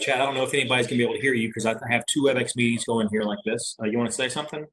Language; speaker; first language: English; native; English